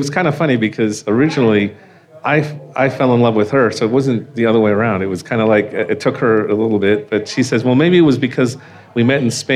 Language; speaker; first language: English; native; English